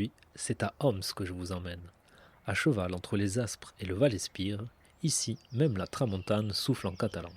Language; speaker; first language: French; native; French